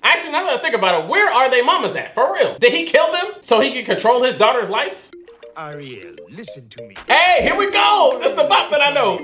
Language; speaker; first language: English; native; English